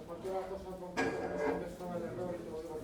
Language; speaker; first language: Spanish; native; Spanish